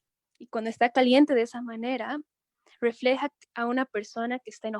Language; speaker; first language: Spanish; native; Spanish